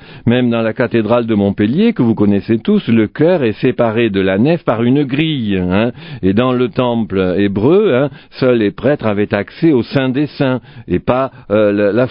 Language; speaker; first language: French; native; French